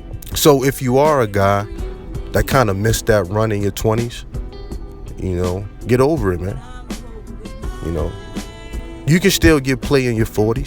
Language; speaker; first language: English; native; English